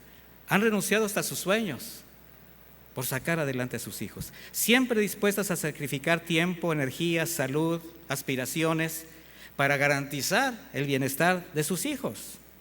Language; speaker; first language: Spanish; native; Spanish